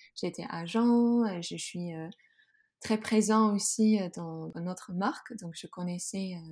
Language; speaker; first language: French; non-native, fluent; Dutch